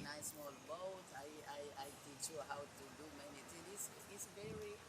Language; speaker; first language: English; non-native, learner; Spanish